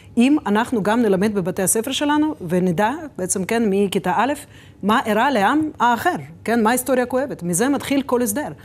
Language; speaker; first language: Hebrew; non-native, fluent; Russian